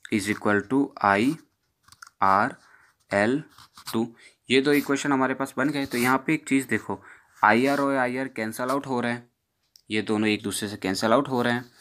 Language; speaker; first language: Hindi; non-native, local second language; Gujarati